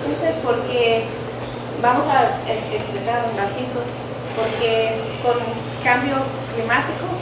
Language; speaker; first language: Spanish; non-native, learner; English